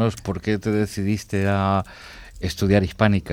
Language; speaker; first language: Spanish; native; Spanish